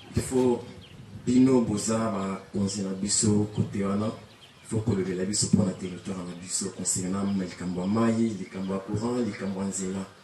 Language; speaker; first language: Lingala; non-native, local second language; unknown